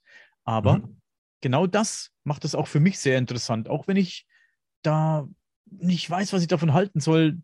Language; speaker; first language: German; native; German